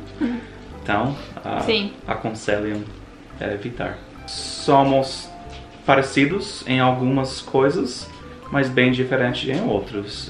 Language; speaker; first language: Portuguese; non-native, fluent; English